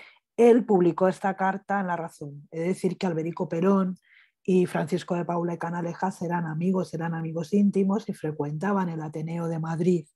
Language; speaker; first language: Spanish; native; Spanish